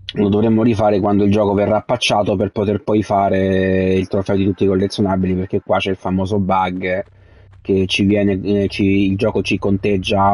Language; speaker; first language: Italian; native; Italian